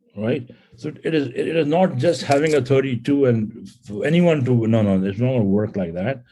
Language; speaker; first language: English; non-native, local second language; Punjabi